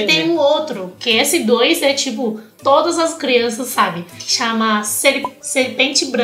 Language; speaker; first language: Portuguese; non-native, fluent; Chinese